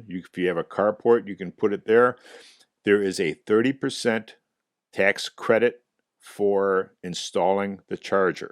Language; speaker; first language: English; native; English